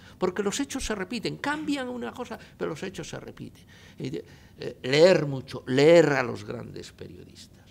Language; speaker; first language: Spanish; native; Spanish